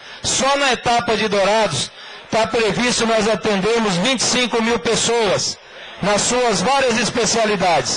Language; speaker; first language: Portuguese; native; Portuguese